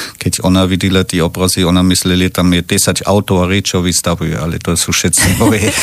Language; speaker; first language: Slovak; non-native, learner; German